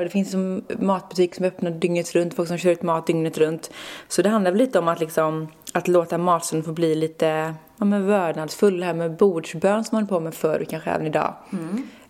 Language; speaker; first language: Swedish; native; Swedish